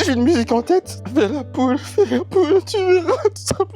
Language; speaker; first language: French; native; French